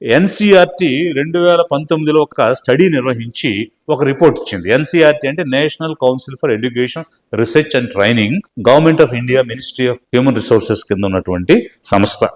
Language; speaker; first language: Telugu; native; Telugu